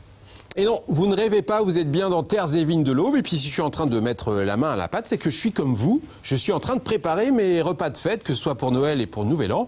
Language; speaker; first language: French; native; French